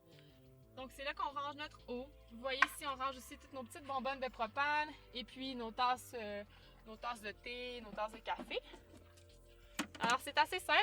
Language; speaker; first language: French; native; French